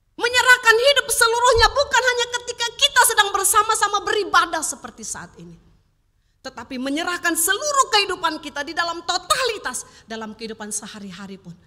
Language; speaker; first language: Indonesian; native; Indonesian